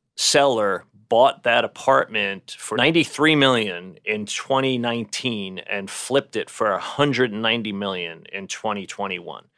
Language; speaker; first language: English; native; English